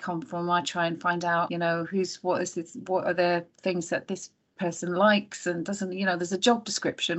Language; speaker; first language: English; native; English